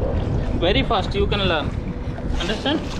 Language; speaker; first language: English; non-native, local second language; Hindi